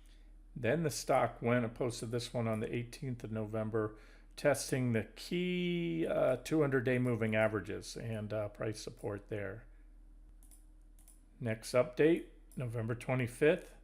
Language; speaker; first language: English; native; English